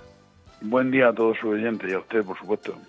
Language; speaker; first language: Spanish; native; Spanish